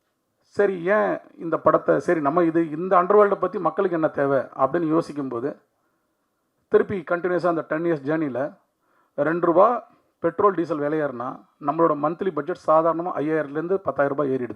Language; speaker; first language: Tamil; native; Tamil